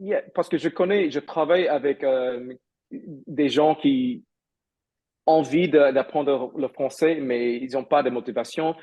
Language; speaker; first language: French; non-native, fluent; English